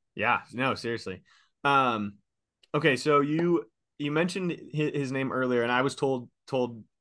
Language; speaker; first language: English; native; English